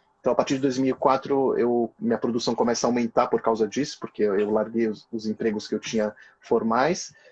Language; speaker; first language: Portuguese; early bilingual, other home language; Hebrew